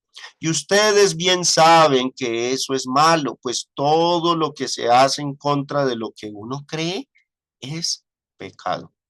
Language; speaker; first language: Spanish; native; Spanish